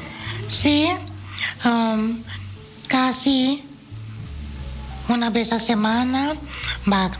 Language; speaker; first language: Spanish; non-native, fluent; Dutch